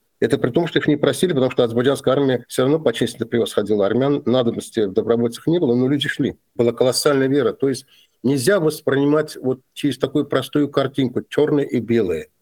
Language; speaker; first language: Russian; non-native, local second language; Azerbaijani